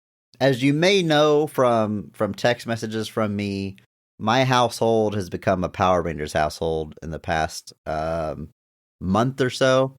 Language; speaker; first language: English; native; English